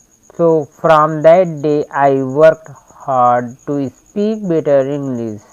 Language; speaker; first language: English; non-native, learner; Hindi